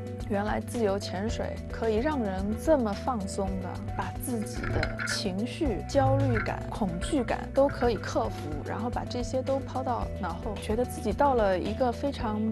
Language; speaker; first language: Chinese; native; Chinese